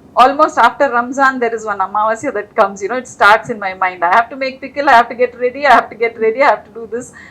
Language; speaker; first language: English; non-native, local second language; Telugu